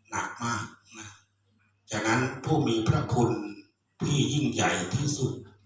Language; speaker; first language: Thai; non-native, local second language; Khmer